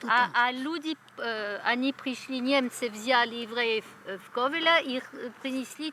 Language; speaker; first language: Russian; non-native, learner; French